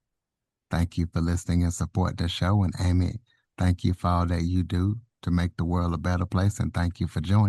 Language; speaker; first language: English; native; English